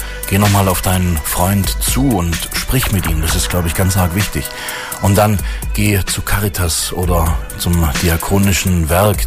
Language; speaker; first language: German; native; German